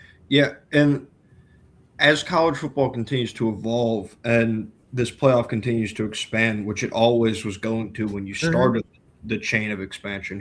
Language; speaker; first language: English; native; English